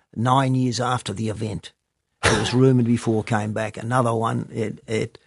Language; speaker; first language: English; native; English